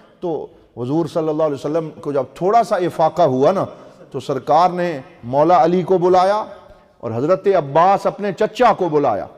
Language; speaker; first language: Urdu; non-native, local second language; Punjabi